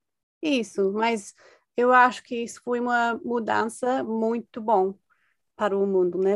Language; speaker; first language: Portuguese; non-native, fluent; English